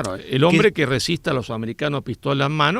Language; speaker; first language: Spanish; native; Spanish